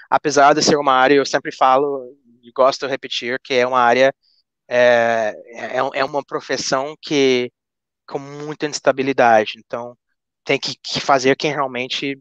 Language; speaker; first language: Portuguese; non-native, fluent; English